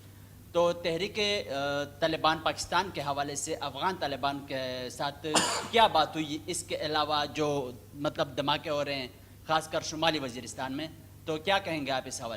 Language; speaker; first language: Urdu; non-native, local second language; Pashto